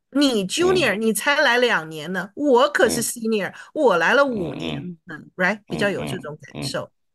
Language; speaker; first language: Chinese; native; Chinese